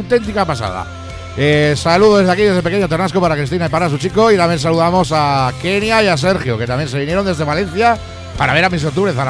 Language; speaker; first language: Spanish; native; Spanish